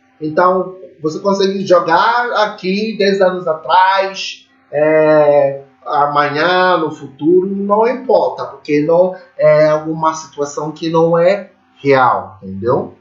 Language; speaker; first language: Portuguese; non-native, fluent; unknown